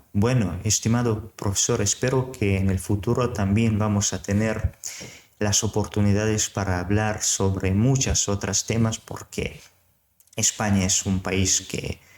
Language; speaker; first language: Spanish; non-native, fluent; Serbian